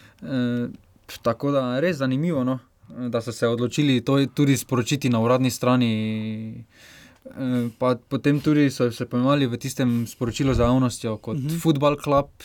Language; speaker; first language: Slovenian; native; Slovenian